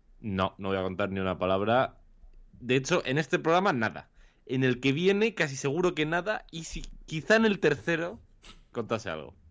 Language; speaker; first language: Spanish; native; Spanish